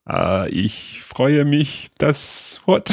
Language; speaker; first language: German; non-native, learner; English